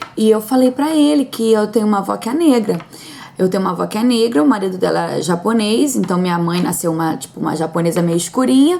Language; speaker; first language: Portuguese; native; Portuguese